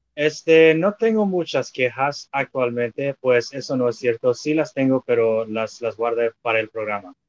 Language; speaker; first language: Spanish; non-native, fluent; English